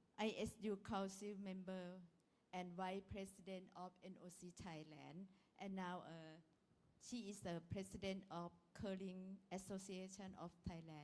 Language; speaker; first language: English; non-native, learner; Thai